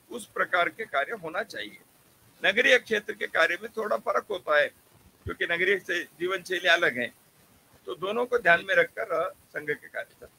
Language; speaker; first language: Hindi; non-native, local second language; Kannada